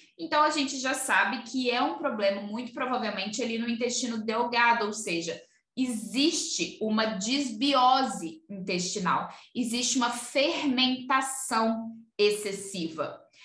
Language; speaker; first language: Portuguese; native; Portuguese